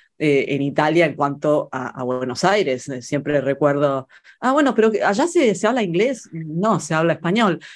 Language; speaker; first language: Spanish; early bilingual, other home language; Italian